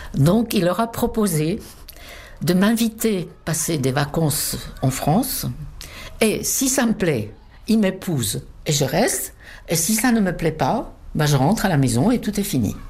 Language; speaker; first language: French; non-native, fluent; Czech